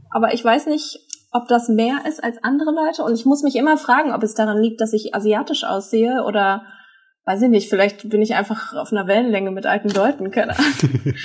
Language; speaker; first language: German; native; German